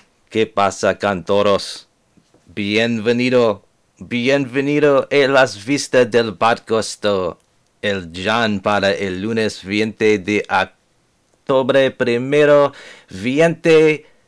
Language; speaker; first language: Spanish; non-native, learner; English